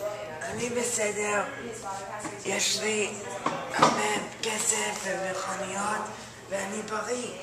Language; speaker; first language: Hebrew; non-native, learner; English